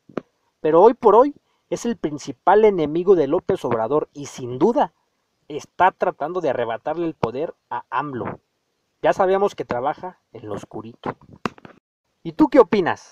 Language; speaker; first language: Spanish; native; Spanish